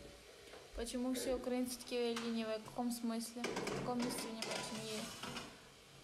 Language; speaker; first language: Russian; non-native, local second language; Ukrainian